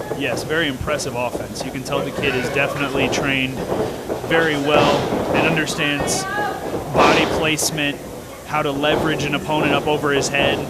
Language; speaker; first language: English; native; English